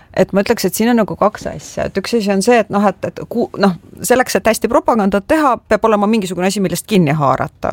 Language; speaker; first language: Estonian; non-native, local second language; Russian